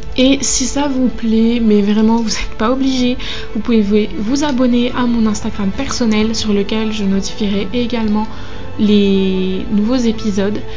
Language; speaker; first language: French; native; French